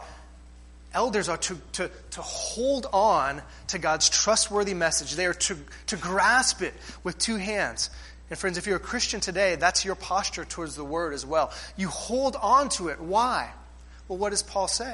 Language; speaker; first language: English; native; English